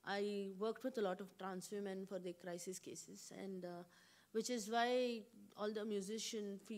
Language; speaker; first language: English; non-native, local second language; Kannada